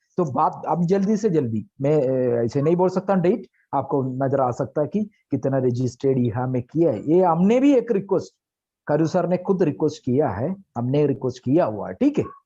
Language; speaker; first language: Hindi; non-native, local second language; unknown